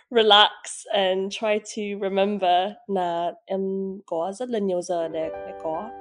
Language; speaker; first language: Vietnamese; early bilingual, heritage; Vietnamese